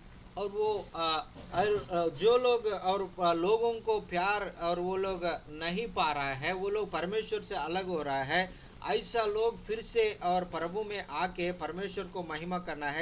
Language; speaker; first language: Hindi; non-native, local second language; Telugu